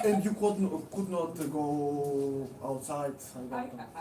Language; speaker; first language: English; non-native, learner; Russian